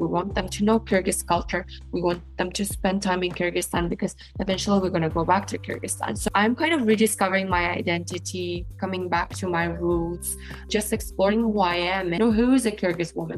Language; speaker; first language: English; non-native, fluent; Kyrgyz